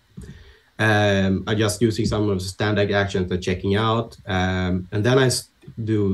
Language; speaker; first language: English; non-native, fluent; Swedish